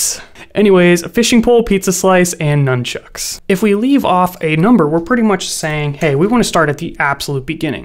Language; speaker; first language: English; native; English